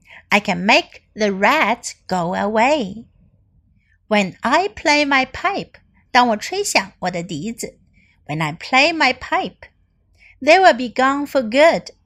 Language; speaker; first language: English; non-native, fluent; Chinese